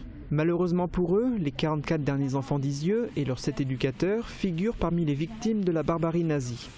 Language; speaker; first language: French; native; French